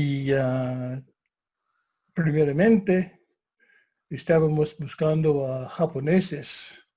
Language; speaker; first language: Spanish; non-native, fluent; English